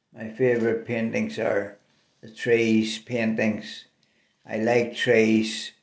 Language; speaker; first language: English; native; English